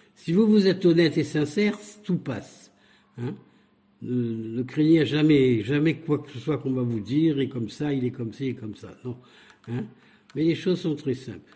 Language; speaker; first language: French; native; French